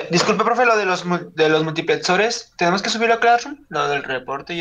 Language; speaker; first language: Spanish; native; Spanish